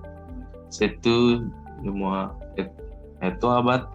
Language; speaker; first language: French; non-native, learner; Indonesian